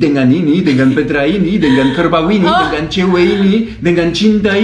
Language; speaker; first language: Indonesian; non-native, learner; French